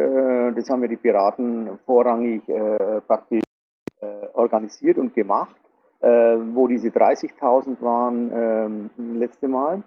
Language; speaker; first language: German; native; German